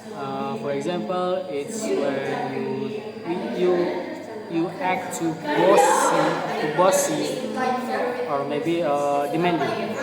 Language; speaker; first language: English; non-native, learner; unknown